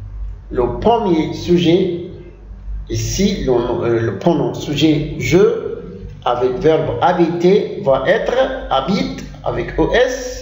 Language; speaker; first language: French; non-native, fluent; Arabic